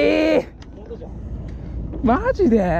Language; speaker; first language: Japanese; native; Japanese